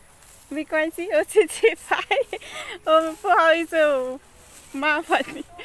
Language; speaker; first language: Chinese; non-native, learner; Filipino